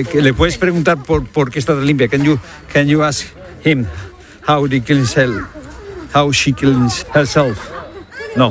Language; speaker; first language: Spanish; native; Spanish